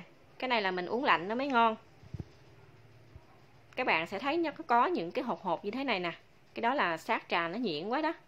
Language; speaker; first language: Vietnamese; native; Vietnamese